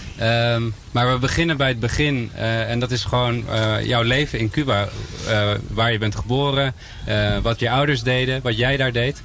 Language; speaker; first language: Dutch; native; Dutch